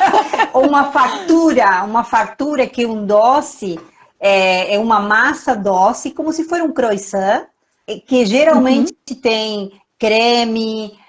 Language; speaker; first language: Portuguese; non-native, fluent; Spanish